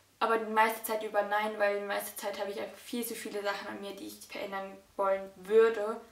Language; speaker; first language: German; early bilingual, other home language; Russian